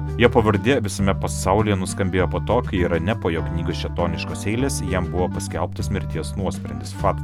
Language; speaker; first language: Lithuanian; native; Lithuanian